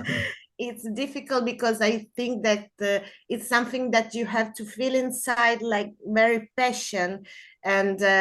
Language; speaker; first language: English; non-native, learner; Spanish